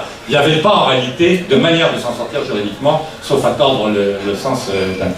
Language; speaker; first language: French; native; French